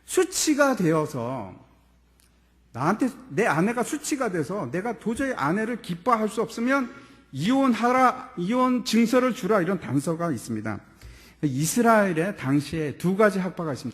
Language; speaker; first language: Korean; native; Korean